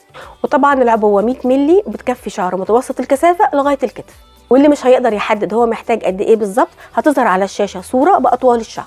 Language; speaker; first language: Arabic; native; Arabic